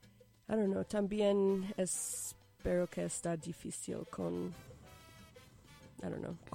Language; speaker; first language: Spanish; non-native, learner; English